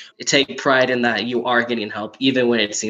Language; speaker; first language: English; native; English